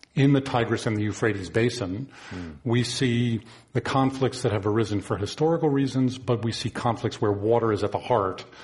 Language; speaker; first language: English; native; English